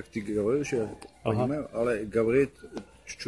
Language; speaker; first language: Russian; non-native, learner; Czech